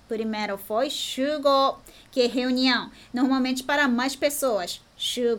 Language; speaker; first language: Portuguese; non-native, fluent; Japanese